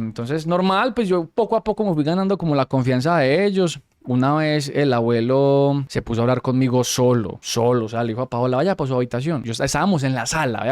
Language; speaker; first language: Spanish; native; Spanish